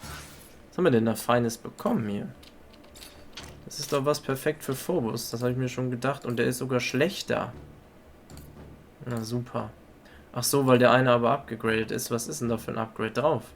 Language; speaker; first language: German; native; German